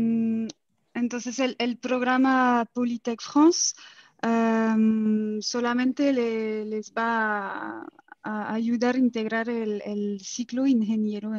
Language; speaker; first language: Spanish; non-native, fluent; French